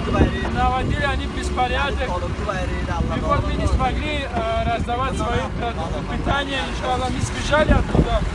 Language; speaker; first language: Russian; non-native, local second language; Tajik